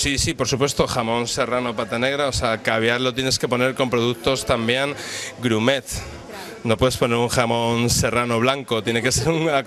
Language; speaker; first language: Spanish; native; Spanish